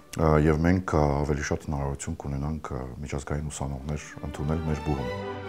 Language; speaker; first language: Armenian; native; Armenian